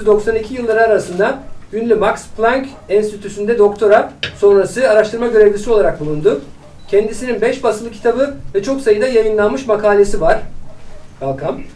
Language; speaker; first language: Turkish; native; Turkish